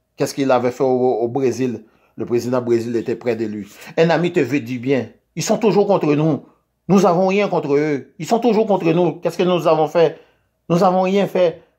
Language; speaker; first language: French; non-native, local second language; Haitian Creole